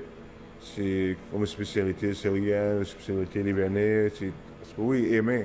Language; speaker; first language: French; non-native, learner; Arabic